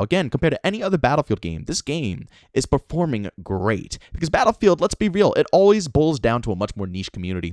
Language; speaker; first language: English; native; English